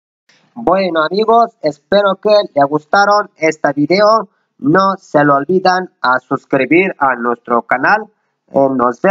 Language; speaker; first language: Spanish; non-native, fluent; Turkish